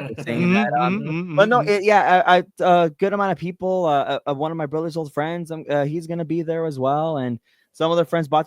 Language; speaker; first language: English; native; English